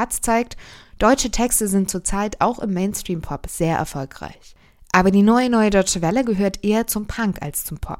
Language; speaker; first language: German; native; German